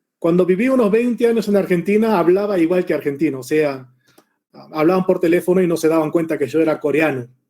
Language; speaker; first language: Spanish; early bilingual, other home language; Korean